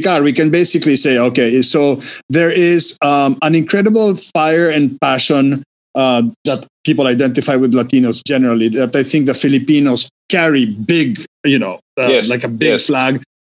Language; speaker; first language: English; non-native, fluent; Spanish